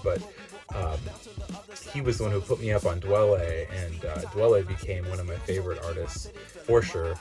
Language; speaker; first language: English; native; English